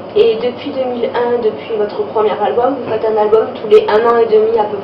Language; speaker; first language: French; native; French